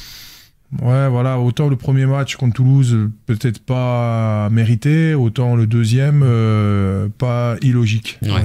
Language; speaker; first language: French; native; French